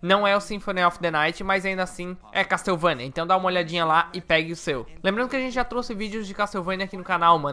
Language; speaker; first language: Portuguese; native; Portuguese